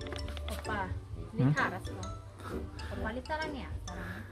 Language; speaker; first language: Korean; non-native, learner; Vietnamese